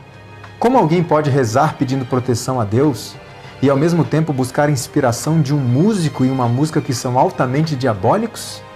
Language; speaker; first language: Portuguese; native; Portuguese